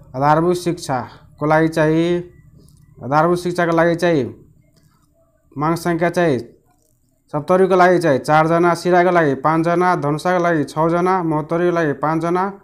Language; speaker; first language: Nepali; non-native, local second language; Maithili